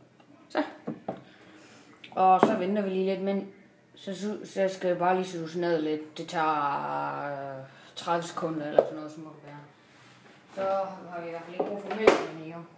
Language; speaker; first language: Danish; native; Danish